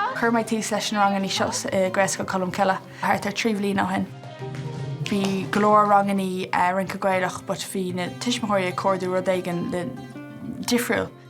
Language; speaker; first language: Irish; non-native, local second language; English